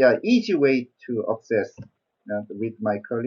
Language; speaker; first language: English; non-native, learner; Korean